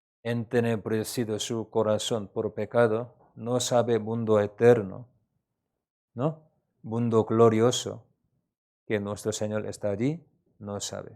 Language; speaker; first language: Spanish; non-native, learner; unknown